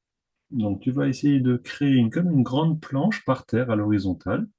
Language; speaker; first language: French; native; French